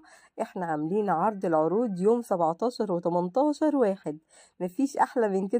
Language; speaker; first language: Arabic; native; Arabic